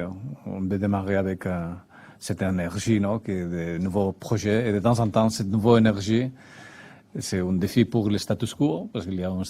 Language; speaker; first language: French; non-native, fluent; Spanish